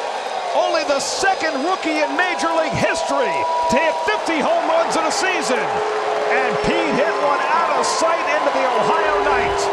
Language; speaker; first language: English; native; English